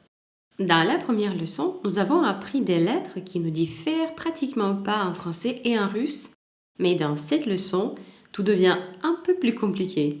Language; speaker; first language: French; non-native, fluent; Russian